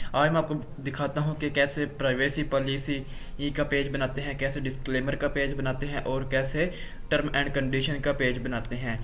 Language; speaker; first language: Urdu; non-native, local second language; Punjabi